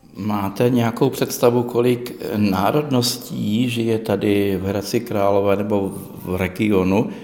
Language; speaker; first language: Czech; native; Czech